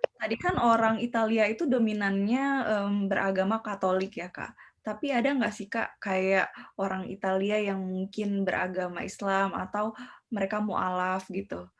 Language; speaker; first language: Indonesian; native; Indonesian